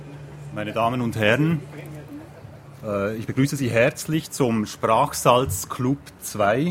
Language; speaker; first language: German; native; German